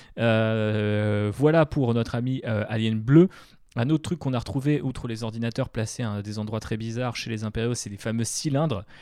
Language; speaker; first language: French; native; French